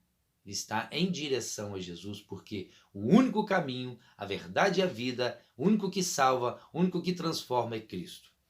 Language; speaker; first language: Portuguese; native; Portuguese